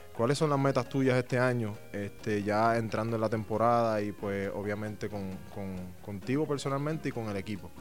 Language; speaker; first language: Spanish; native; Spanish